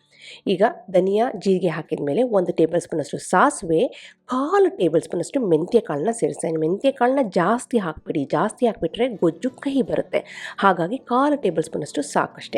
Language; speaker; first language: Kannada; native; Kannada